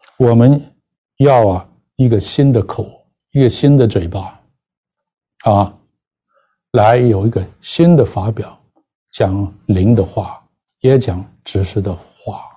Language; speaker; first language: Chinese; non-native, local second language; Cantonese